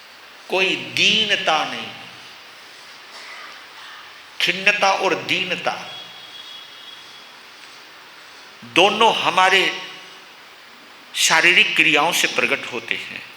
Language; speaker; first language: Hindi; native; Hindi